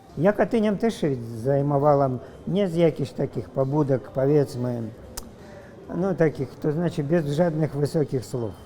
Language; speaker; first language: Polish; non-native, fluent; Russian